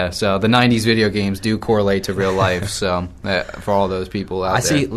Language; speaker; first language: English; native; English